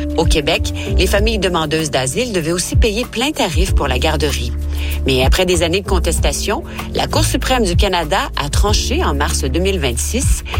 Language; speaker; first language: French; native; French